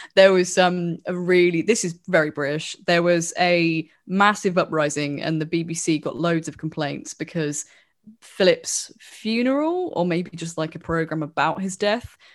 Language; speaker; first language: English; native; English